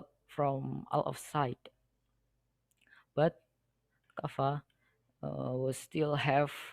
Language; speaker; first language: English; non-native, learner; Indonesian